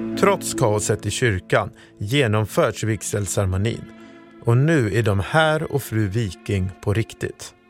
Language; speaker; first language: Swedish; native; Swedish